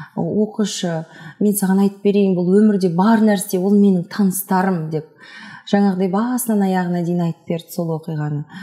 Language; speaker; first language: Kazakh; non-native, local second language; Russian